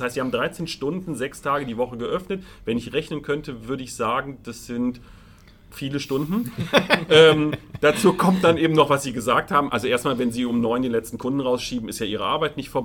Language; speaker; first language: German; native; German